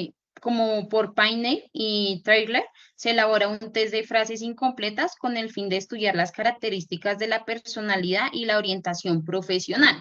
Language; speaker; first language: Spanish; native; Spanish